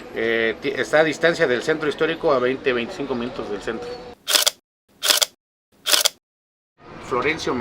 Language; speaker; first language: Spanish; native; Spanish